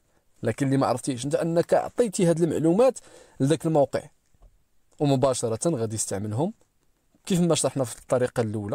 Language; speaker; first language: Arabic; native; Arabic